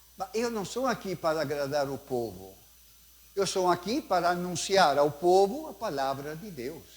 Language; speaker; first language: Portuguese; non-native, fluent; Italian